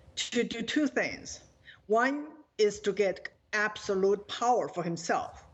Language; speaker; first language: English; non-native, fluent; Chinese